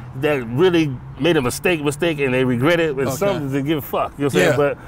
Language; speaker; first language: English; native; English